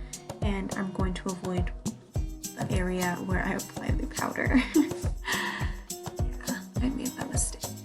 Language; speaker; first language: English; native; English